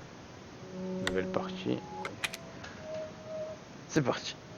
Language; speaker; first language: French; native; French